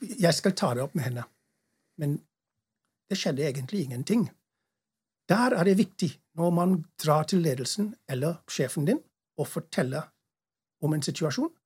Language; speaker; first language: Norwegian; non-native, fluent; English